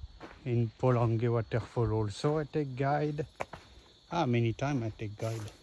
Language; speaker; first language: English; non-native, learner; French